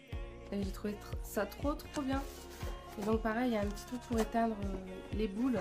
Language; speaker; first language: French; native; French